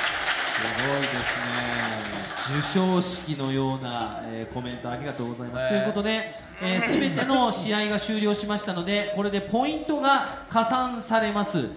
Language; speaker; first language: Japanese; native; Japanese